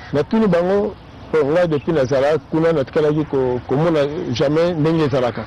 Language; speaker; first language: Lingala; non-native, local second language; Kongo